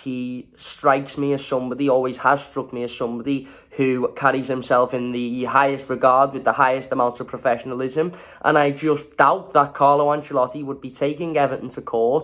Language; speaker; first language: English; native; English